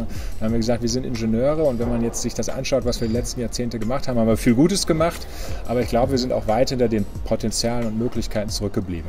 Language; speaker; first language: German; native; German